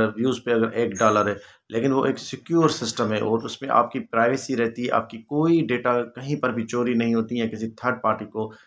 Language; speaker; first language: Urdu; non-native, local second language; Sindhi